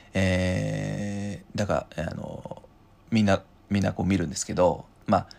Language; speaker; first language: Japanese; non-native, fluent; Chinese